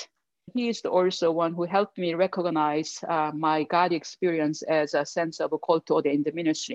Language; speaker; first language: English; non-native, fluent; Korean